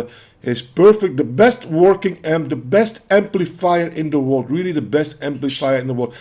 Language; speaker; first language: English; non-native, fluent; Dutch